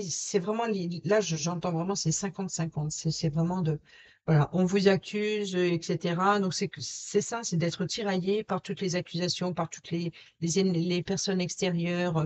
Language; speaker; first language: French; native; French